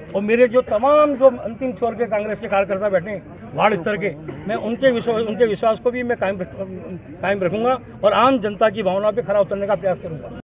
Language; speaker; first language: Hindi; native; Hindi